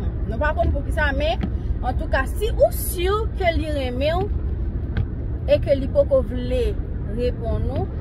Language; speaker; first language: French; non-native, local second language; Haitian Creole